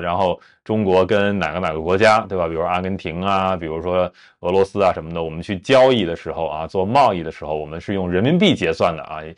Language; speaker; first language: Chinese; native; Chinese